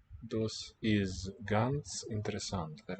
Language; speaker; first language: German; non-native, learner; English